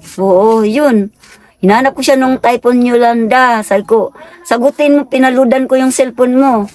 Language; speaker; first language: Filipino; non-native, local second language; Cebuano